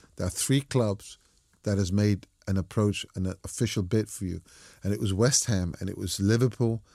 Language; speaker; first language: English; non-native, fluent; Danish